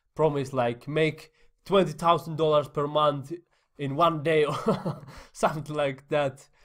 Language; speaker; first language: English; non-native, fluent; Finnish